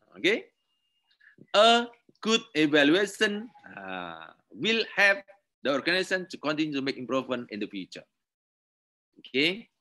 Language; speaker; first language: English; non-native, learner; Indonesian